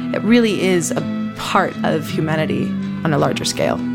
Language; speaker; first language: English; native; English